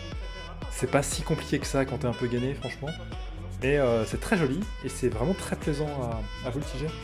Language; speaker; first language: French; native; French